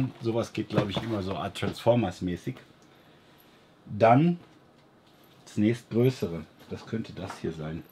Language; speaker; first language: German; native; German